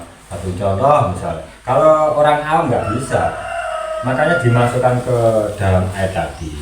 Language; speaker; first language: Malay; non-native, local second language; Javanese